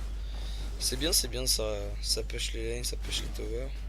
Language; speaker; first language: French; native; French